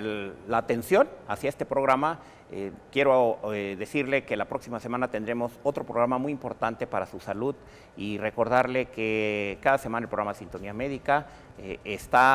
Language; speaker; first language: Spanish; native; Spanish